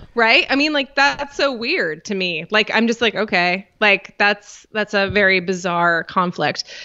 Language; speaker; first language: English; native; English